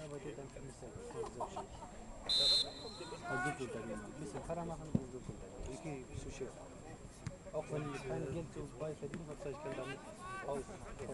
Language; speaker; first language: German; non-native, learner; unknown